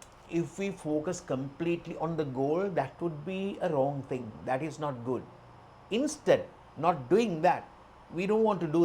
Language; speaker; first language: English; non-native, local second language; Sinhala